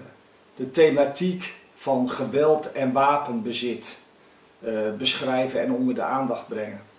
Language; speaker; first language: Dutch; native; Dutch